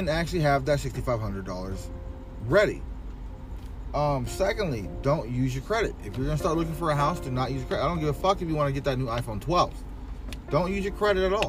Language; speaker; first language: English; native; English